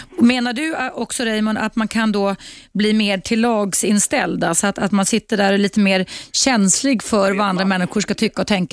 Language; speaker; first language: Swedish; native; Swedish